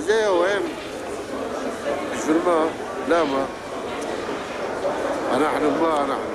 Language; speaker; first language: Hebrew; non-native, local second language; Arabic